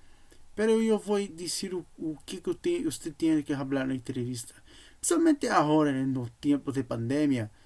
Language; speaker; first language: Portuguese; non-native, learner; Spanish